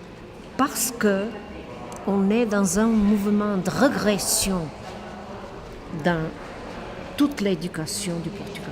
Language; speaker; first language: French; non-native, fluent; Portuguese